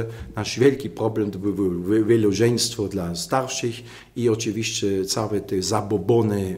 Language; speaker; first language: Polish; non-native, fluent; German